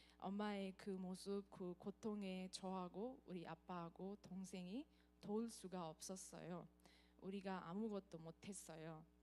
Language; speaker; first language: Korean; non-native, fluent; Nepali